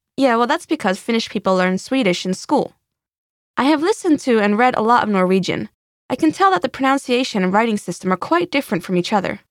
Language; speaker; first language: English; non-native, fluent; Swedish